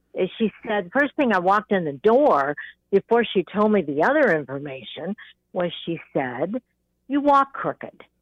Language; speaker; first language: English; native; English